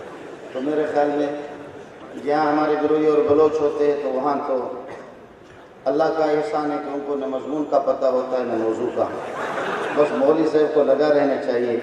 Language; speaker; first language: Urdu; non-native, local second language; Brahui